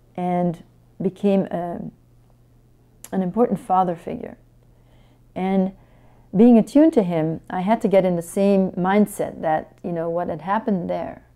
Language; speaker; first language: English; non-native, fluent; French